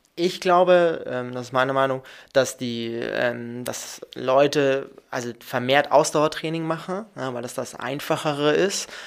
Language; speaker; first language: German; native; German